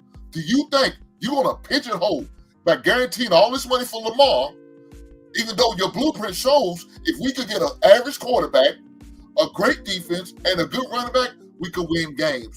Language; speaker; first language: English; native; English